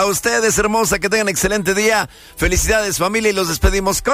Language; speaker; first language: Spanish; native; Spanish